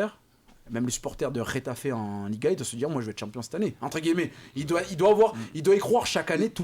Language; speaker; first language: French; native; French